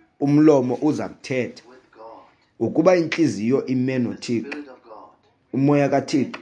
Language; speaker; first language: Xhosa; non-native, local second language; Zulu